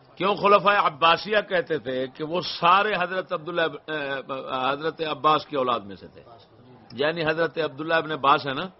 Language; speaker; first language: Urdu; non-native, local second language; Punjabi